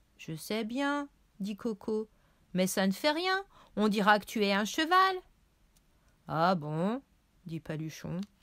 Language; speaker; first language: French; native; French